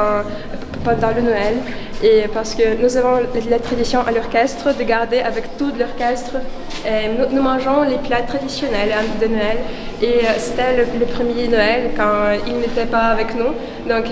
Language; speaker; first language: French; non-native, fluent; Ukrainian